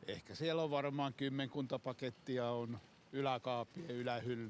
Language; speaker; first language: Finnish; native; Finnish